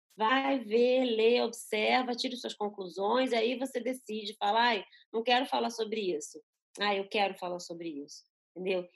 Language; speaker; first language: Portuguese; early bilingual, other home language; Spanish